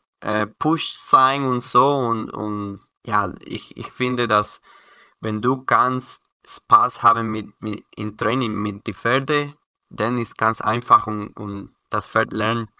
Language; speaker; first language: German; non-native, learner; Spanish